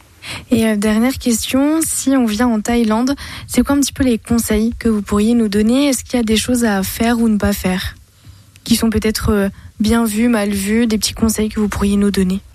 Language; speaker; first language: French; native; French